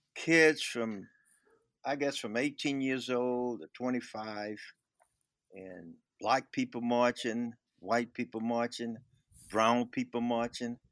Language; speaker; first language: English; native; English